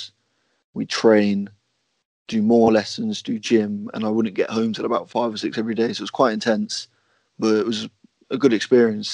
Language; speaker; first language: English; native; English